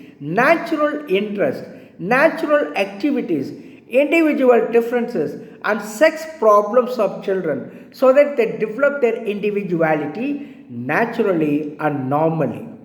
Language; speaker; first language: English; non-native, local second language; Tamil